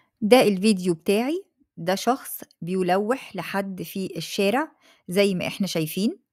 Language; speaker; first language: Arabic; native; Arabic